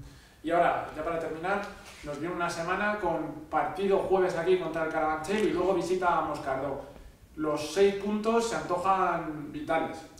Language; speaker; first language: Spanish; native; Spanish